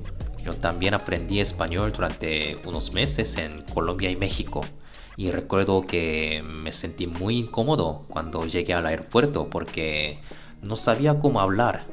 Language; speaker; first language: Spanish; non-native, fluent; Korean